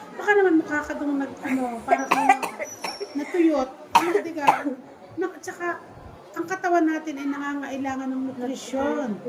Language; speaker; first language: Filipino; native; Filipino